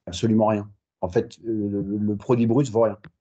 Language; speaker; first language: French; native; French